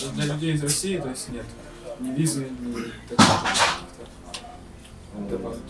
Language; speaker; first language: Russian; native; Russian